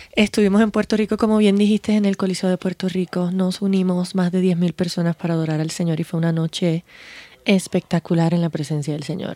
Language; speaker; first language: Spanish; native; Spanish